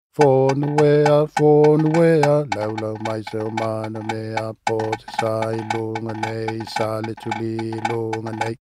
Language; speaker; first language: English; non-native, fluent; Samoan